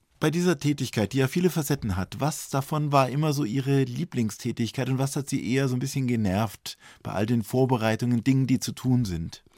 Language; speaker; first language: German; native; German